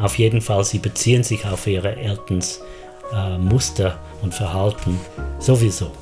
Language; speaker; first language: German; non-native, fluent; English